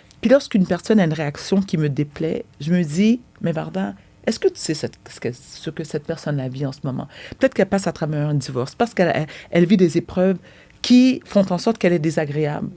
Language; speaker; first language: French; early bilingual, other home language; Haitian Creole